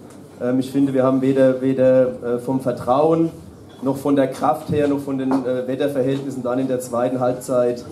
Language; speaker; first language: German; native; German